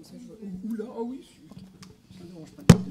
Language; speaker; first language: French; native; French